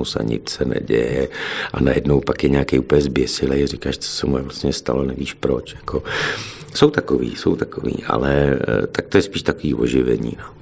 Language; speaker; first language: Czech; native; Czech